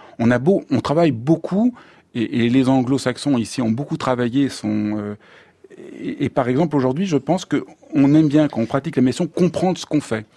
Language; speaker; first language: French; native; French